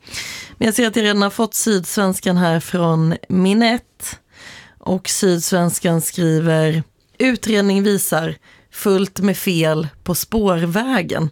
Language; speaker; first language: Swedish; native; Swedish